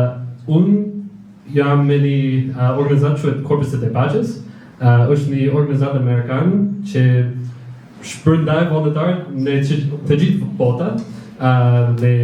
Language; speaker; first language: Albanian; non-native, learner; English